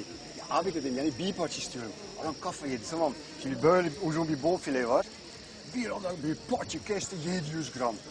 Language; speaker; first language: Turkish; non-native, fluent; Dutch